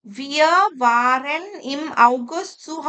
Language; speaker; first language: German; non-native, fluent; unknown